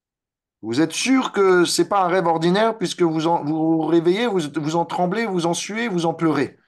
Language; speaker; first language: French; native; French